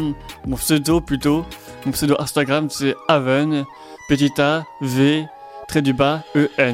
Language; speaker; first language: French; native; French